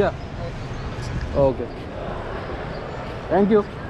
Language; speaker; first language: English; non-native, local second language; Hindi